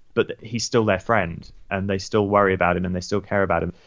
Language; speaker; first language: English; native; English